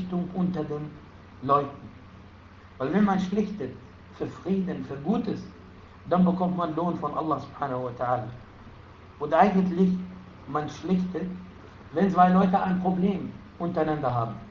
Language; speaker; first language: German; non-native, fluent; Arabic